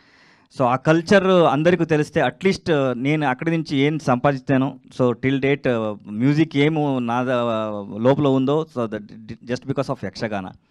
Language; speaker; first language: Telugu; non-native, learner; Kannada